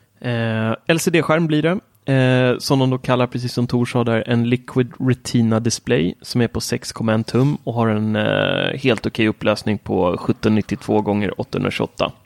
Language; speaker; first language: Swedish; native; Swedish